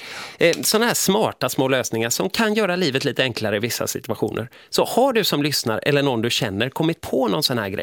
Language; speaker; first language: Swedish; native; Swedish